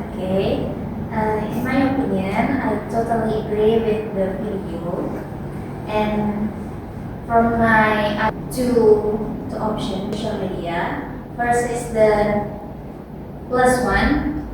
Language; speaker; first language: English; non-native, learner; Indonesian